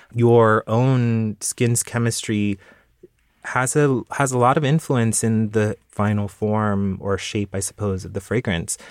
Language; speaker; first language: English; native; English